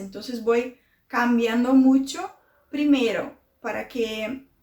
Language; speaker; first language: Spanish; non-native, fluent; Portuguese